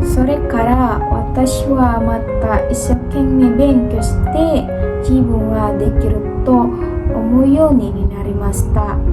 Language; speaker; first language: Japanese; non-native, learner; Indonesian